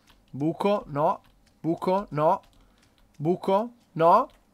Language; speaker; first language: English; non-native, learner; Italian